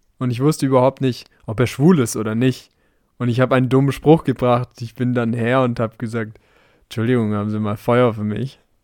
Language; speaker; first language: German; native; German